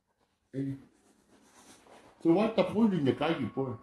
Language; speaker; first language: Finnish; non-native, learner; Thai